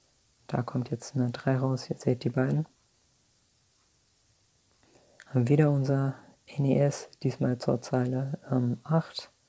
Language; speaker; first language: German; native; German